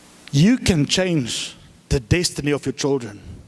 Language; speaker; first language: English; non-native, local second language; Afrikaans